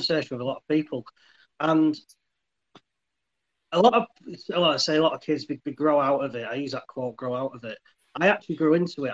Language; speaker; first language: English; native; English